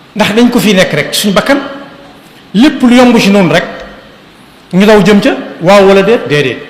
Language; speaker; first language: Wolof; native; Wolof